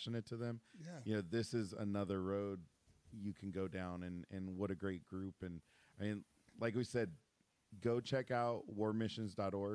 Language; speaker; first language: English; native; English